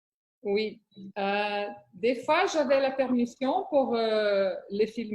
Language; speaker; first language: French; non-native, fluent; Portuguese